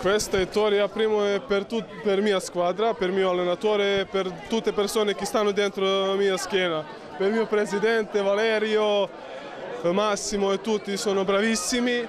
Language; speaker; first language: Italian; non-native, learner; Serbian